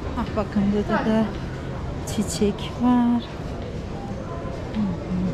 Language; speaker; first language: Turkish; non-native, learner; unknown